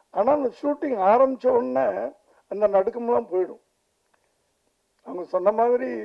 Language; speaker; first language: Tamil; native; Tamil